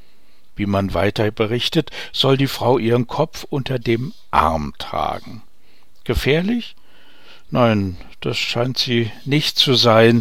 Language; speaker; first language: German; native; German